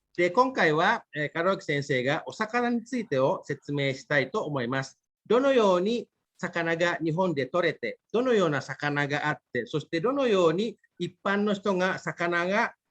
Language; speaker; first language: Japanese; non-native, fluent; Indonesian